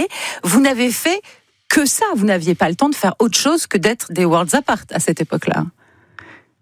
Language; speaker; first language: French; native; French